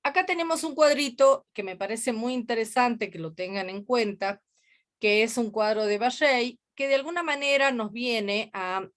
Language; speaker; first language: Spanish; native; Spanish